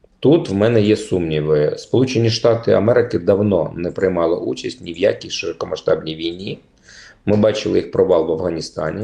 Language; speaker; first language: Ukrainian; native; Ukrainian